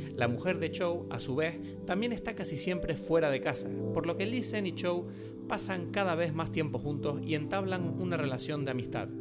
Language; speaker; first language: Spanish; non-native, fluent; French